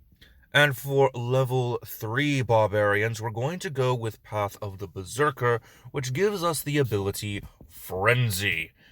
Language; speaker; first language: English; native; English